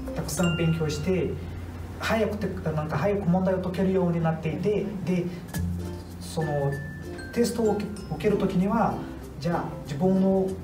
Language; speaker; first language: Japanese; non-native, fluent; Portuguese